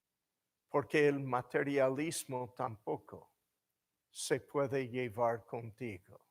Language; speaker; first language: Spanish; non-native, fluent; English